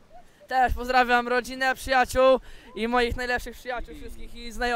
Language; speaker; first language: Polish; native; Polish